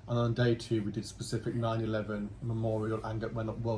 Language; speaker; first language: English; native; English